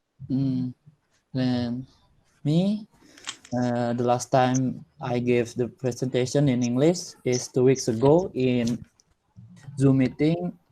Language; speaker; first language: English; non-native, learner; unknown